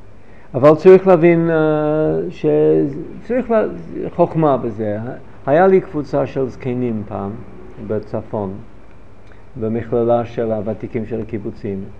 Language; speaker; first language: Hebrew; non-native, fluent; English